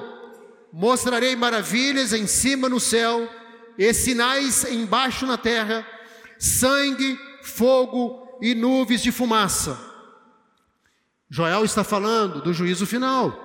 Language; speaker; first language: Portuguese; native; Portuguese